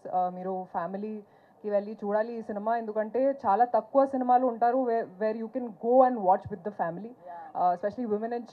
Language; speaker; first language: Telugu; non-native, fluent; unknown